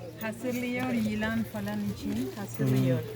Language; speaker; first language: Turkish; non-native, learner; Spanish